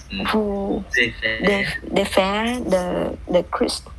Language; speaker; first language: French; non-native, learner; Vietnamese